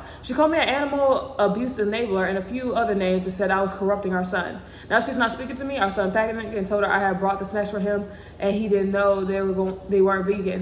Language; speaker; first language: English; native; English